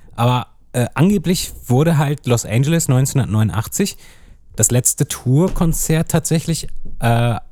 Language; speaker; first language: German; native; German